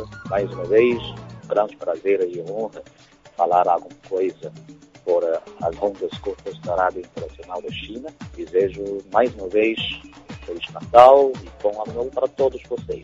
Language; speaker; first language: Portuguese; non-native, fluent; Chinese